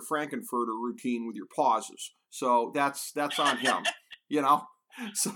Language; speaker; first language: English; native; English